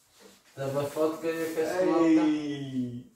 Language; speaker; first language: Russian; non-native, local second language; Ukrainian